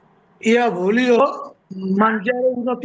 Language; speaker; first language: Italian; non-native, learner; Bangla